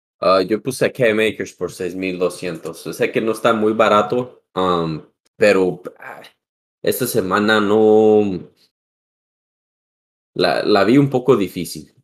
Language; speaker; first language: Spanish; early bilingual, heritage; Spanish